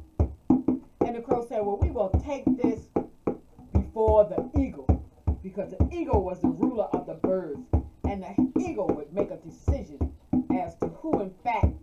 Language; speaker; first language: English; native; English